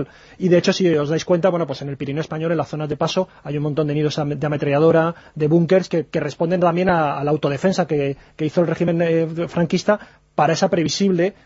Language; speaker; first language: Spanish; native; Spanish